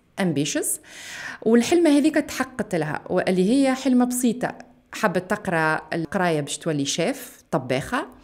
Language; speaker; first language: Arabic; native; Arabic